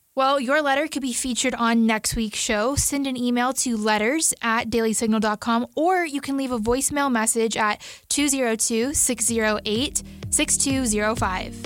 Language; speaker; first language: English; native; English